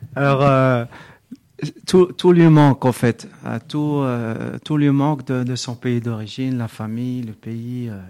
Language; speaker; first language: French; early bilingual, other home language; Arabic